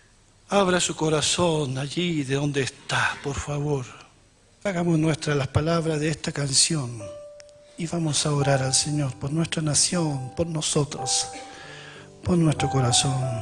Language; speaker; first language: Spanish; native; Spanish